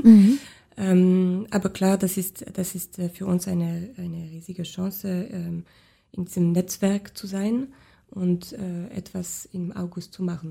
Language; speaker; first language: German; non-native, local second language; French